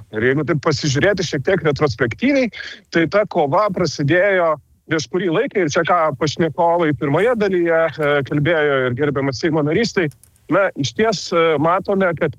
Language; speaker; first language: Lithuanian; native; Lithuanian